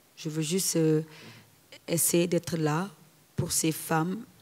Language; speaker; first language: French; non-native, local second language; Wolof